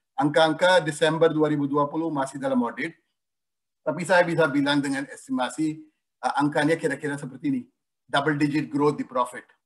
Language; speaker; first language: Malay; non-native, fluent; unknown